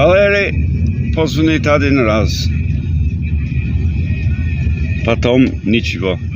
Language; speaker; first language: Russian; non-native, learner; English